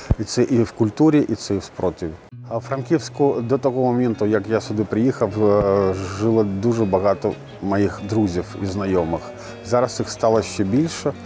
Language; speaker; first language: Ukrainian; non-native, local second language; Russian